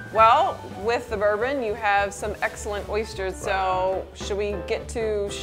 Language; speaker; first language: English; native; English